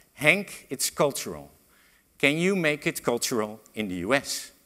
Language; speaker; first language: English; non-native, fluent; Dutch